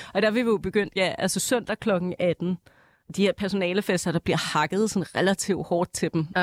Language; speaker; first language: Danish; native; Danish